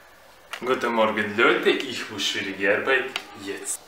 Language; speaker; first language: German; non-native, learner; Russian